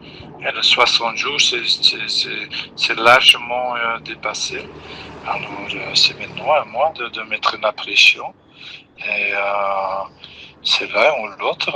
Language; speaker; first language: French; non-native, local second language; Dutch